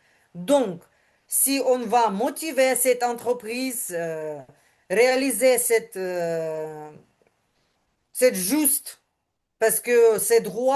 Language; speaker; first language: French; non-native, learner; Ukrainian